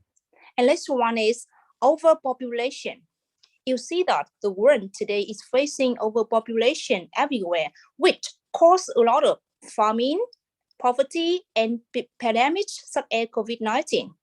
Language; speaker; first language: English; non-native, fluent; Vietnamese